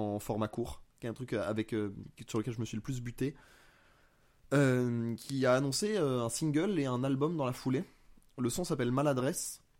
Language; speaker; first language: French; native; French